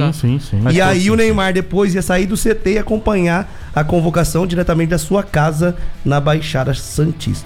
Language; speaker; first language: Portuguese; native; Portuguese